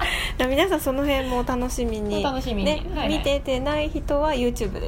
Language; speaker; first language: Japanese; native; Japanese